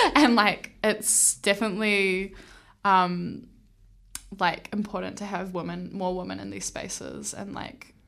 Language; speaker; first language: English; native; English